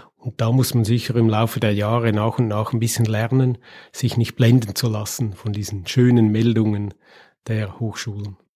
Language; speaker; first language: German; native; German